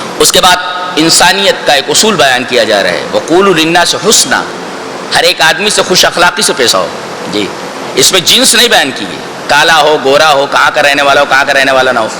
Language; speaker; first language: Urdu; native; Urdu